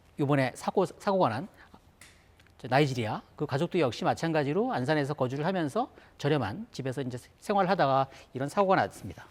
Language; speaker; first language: Korean; native; Korean